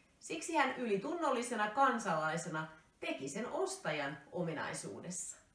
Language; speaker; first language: Finnish; native; Finnish